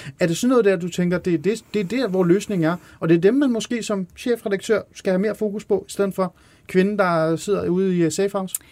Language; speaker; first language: Danish; early bilingual, other home language; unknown